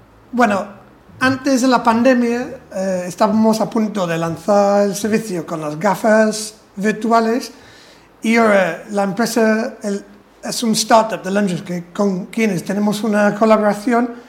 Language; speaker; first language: Spanish; non-native, fluent; English